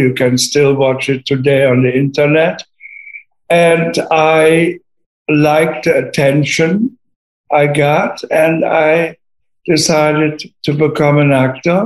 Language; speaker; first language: English; non-native, fluent; German